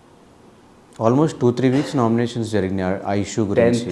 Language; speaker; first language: Telugu; native; Telugu